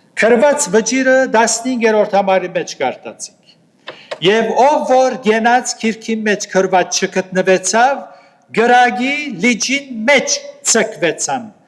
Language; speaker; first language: Armenian; native; Armenian